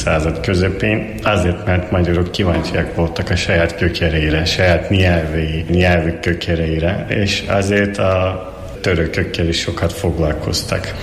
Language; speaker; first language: Hungarian; non-native, fluent; Turkish